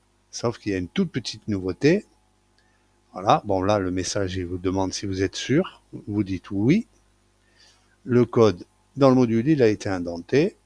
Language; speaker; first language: French; native; French